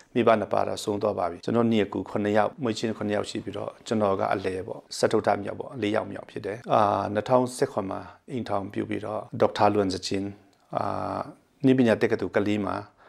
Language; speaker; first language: Burmese; non-native, local second language; Tedim Chin